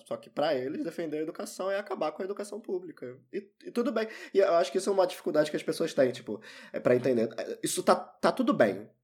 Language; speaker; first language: Portuguese; native; Portuguese